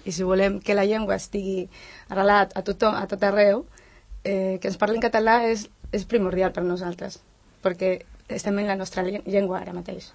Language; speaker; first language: Catalan; non-native, fluent; Spanish